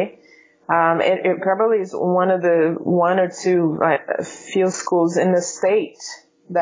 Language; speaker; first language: English; non-native, fluent; Portuguese